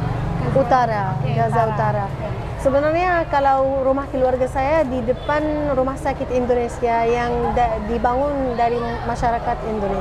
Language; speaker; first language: Indonesian; non-native, fluent; Arabic